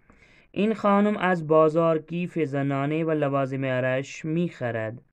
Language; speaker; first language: Persian; non-native, fluent; Urdu